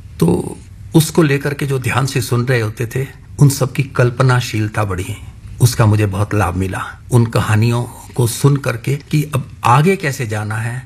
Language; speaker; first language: Hindi; non-native, local second language; Punjabi